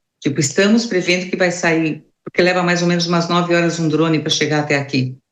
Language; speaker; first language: Portuguese; native; Portuguese